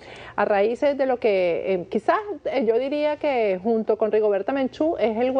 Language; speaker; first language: Spanish; native; Spanish